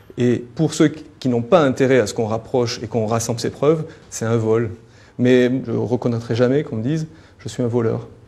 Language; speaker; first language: French; native; French